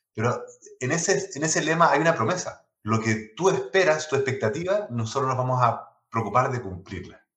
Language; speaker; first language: Spanish; non-native, local second language; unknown